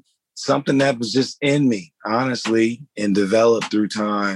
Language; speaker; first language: English; native; English